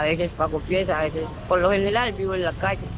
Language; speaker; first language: Spanish; native; Spanish